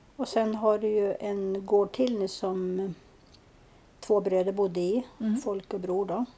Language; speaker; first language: Swedish; native; Swedish